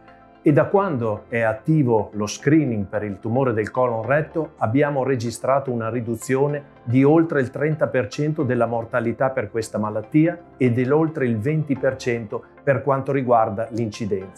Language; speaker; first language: Italian; native; Italian